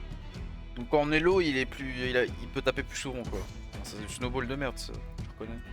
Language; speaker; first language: French; native; French